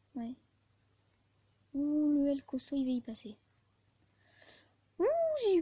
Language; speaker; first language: French; native; French